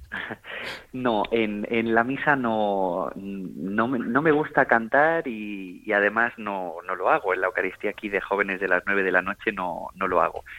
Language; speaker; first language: Spanish; native; Spanish